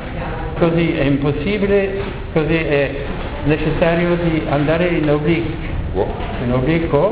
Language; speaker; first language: Italian; non-native, learner; French